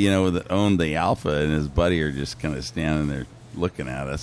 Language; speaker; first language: English; native; English